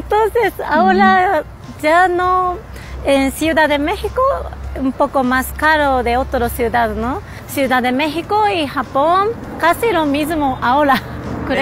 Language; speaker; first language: Spanish; non-native, learner; Japanese